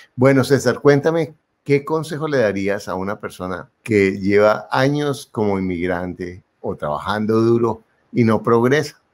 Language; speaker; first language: Spanish; native; Spanish